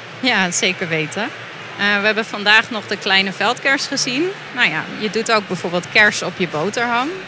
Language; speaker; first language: Dutch; native; Dutch